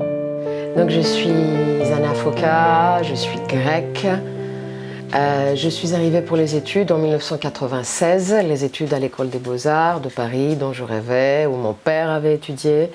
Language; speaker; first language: French; non-native, fluent; Greek